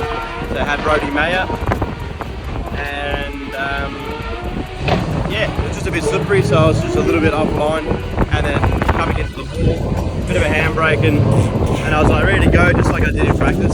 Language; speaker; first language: English; native; English